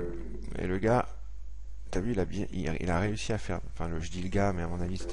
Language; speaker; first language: French; native; French